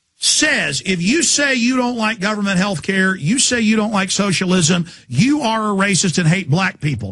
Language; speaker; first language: English; native; English